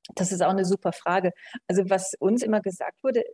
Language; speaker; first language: German; native; German